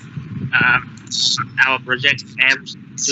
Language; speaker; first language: English; non-native, learner; Vietnamese